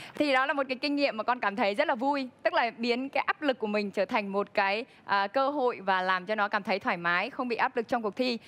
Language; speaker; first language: Vietnamese; non-native, local second language; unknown